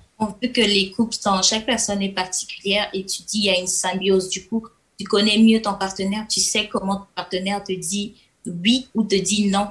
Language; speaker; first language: French; non-native, local second language; Lingala